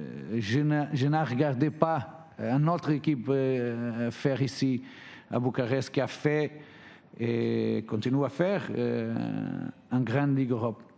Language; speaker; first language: French; non-native, fluent; Portuguese